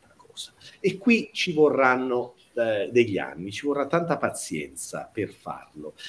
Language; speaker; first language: Italian; native; Italian